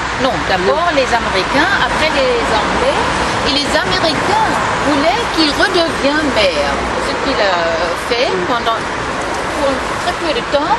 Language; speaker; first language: French; non-native, fluent; German